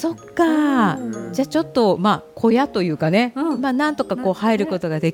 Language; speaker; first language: Japanese; native; Japanese